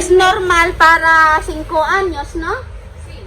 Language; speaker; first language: Spanish; non-native, learner; Filipino